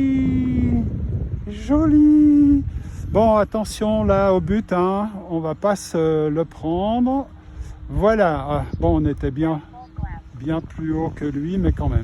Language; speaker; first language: French; native; French